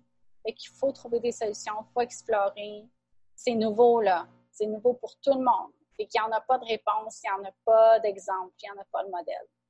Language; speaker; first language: French; native; French